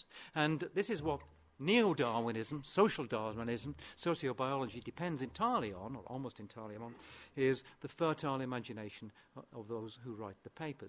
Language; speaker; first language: English; non-native, local second language; Welsh